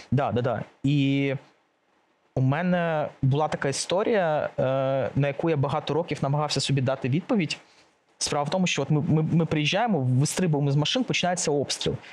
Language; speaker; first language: Ukrainian; native; Ukrainian